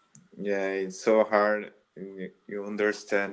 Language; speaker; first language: English; non-native, learner; Portuguese